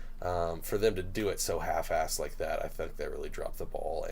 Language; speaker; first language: English; native; English